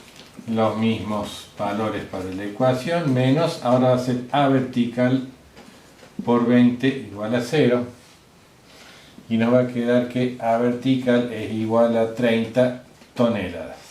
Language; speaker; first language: Spanish; native; Spanish